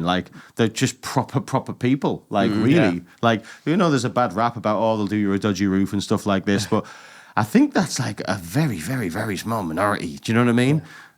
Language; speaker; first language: English; native; English